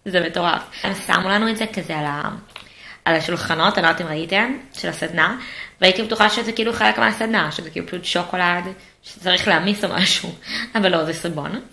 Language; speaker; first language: Hebrew; native; Hebrew